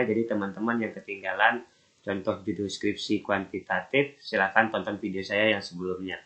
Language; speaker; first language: Indonesian; native; Indonesian